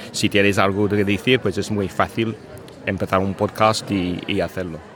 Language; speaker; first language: Spanish; non-native, fluent; English